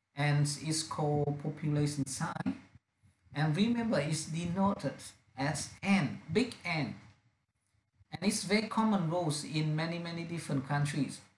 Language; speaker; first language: English; non-native, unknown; Vietnamese